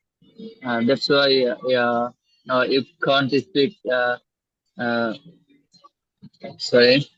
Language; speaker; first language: English; non-native, learner; Bangla